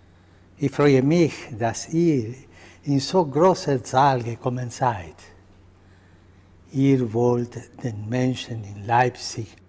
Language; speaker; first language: German; non-native, fluent; Spanish